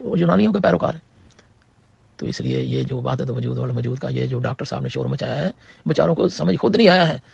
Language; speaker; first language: Urdu; non-native, local second language; Punjabi